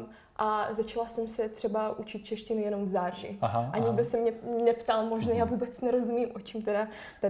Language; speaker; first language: Czech; non-native, fluent; Russian